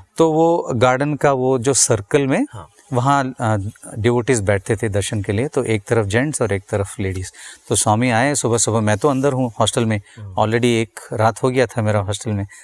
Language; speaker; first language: Hindi; non-native, local second language; Tamil